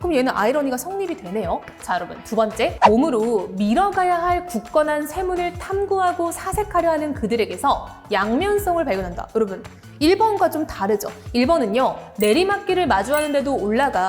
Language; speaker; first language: Korean; native; Korean